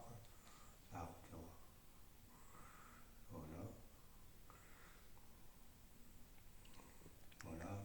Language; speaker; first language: French; native; French